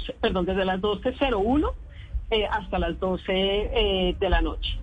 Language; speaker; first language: Spanish; native; Spanish